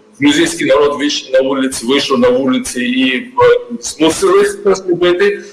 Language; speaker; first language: Ukrainian; non-native, learner; Georgian